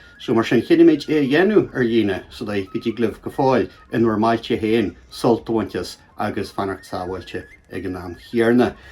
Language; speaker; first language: Irish; native; Irish